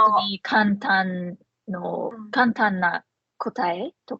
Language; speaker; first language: Japanese; non-native, fluent; English